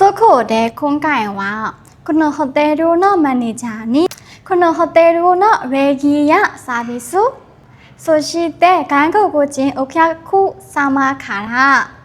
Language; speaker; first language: Japanese; non-native, learner; Burmese